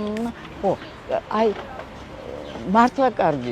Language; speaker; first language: Georgian; non-native, local second language; Russian